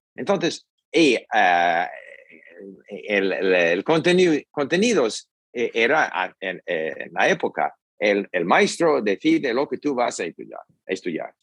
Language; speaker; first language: Spanish; non-native, fluent; English